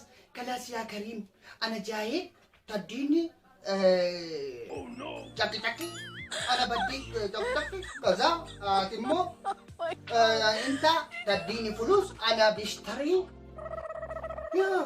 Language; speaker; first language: Arabic; non-native, learner; Oromo